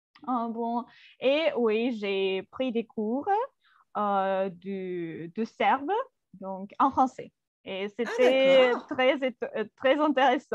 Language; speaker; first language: French; non-native, fluent; Russian